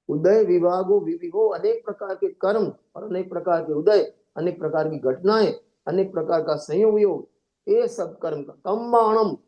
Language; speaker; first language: Hindi; non-native, local second language; Gujarati